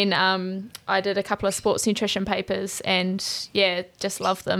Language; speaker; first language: English; native; English